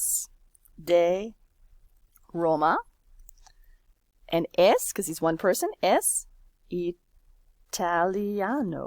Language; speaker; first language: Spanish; non-native, fluent; English